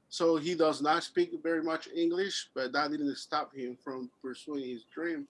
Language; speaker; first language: English; early bilingual, other home language; Spanish